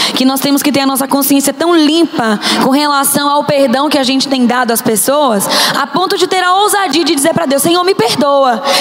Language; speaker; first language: Portuguese; native; Portuguese